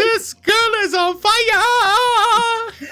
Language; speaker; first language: English; native; English